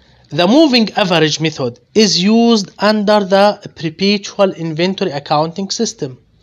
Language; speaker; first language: English; non-native, fluent; Arabic